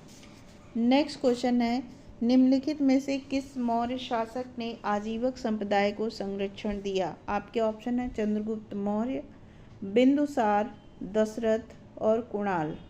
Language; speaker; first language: Hindi; native; Hindi